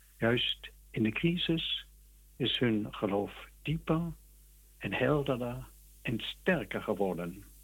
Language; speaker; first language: Dutch; native; Dutch